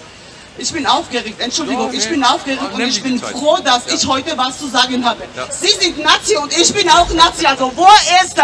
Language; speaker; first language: German; non-native, fluent; Georgian